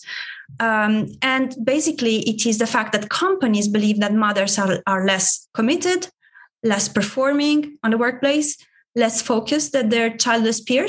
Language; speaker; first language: English; non-native, fluent; Italian